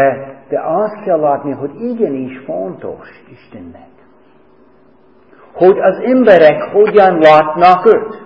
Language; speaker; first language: Hungarian; non-native, fluent; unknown